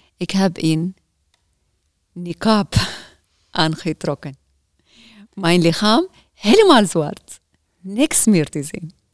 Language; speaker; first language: Dutch; non-native, learner; Arabic